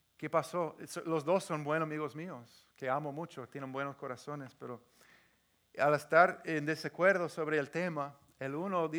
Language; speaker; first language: Spanish; non-native, fluent; English